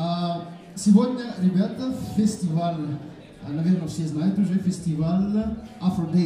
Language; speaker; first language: Russian; non-native, fluent; Malagasy